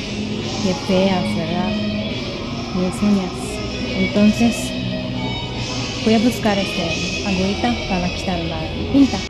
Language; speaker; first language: Spanish; non-native, fluent; Japanese